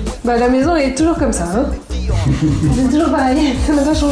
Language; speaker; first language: French; native; French